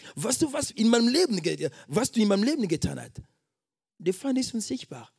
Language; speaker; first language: German; non-native, fluent; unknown